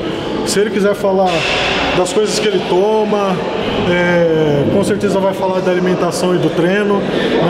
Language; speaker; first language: Portuguese; native; Portuguese